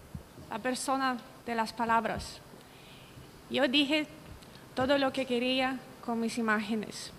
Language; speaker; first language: Spanish; non-native, learner; Russian